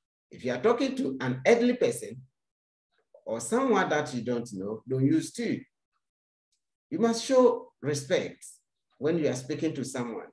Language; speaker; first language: English; non-native, local second language; Akan